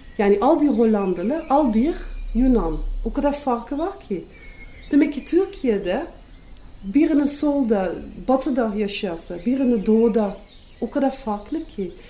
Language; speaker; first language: Turkish; non-native, fluent; Dutch